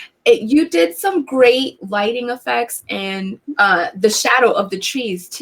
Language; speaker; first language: English; native; English